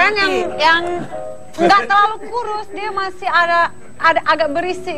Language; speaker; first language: Indonesian; non-native, fluent; English